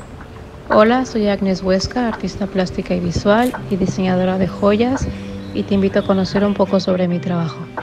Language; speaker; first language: Spanish; native; Spanish